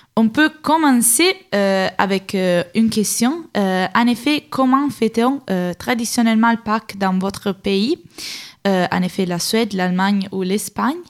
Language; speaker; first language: French; non-native, fluent; Italian